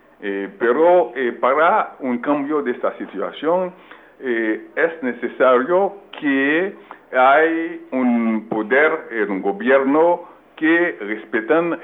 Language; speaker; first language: Spanish; non-native, local second language; Haitian Creole